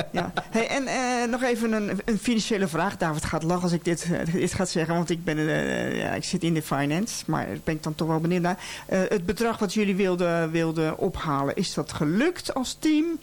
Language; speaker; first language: Dutch; native; Dutch